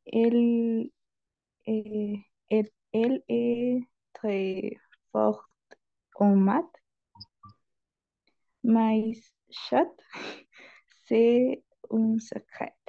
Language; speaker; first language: French; non-native, learner; Spanish